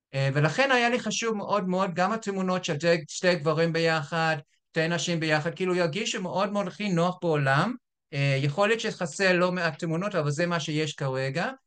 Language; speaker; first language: Hebrew; non-native, fluent; English